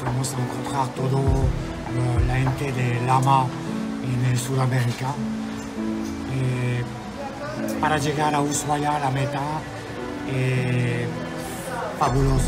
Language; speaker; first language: Spanish; non-native, fluent; French